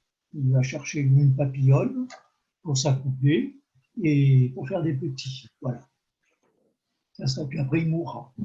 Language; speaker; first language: French; native; French